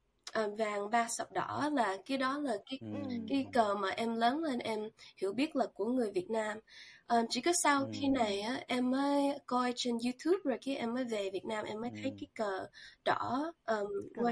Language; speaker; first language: Vietnamese; early bilingual, heritage; Vietnamese